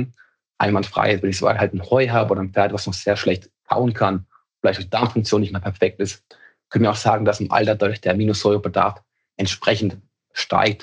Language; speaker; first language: German; native; German